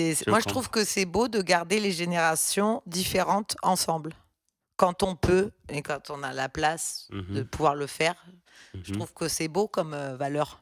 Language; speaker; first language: French; native; French